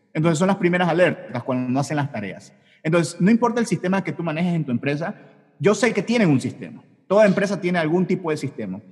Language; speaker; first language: Spanish; native; Spanish